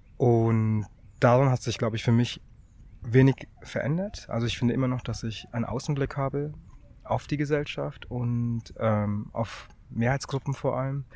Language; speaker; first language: German; early bilingual, other home language; Tamil